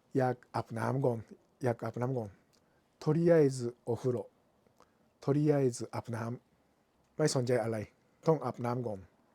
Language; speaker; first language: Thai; non-native, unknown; Japanese